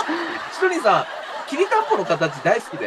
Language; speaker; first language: Japanese; native; Japanese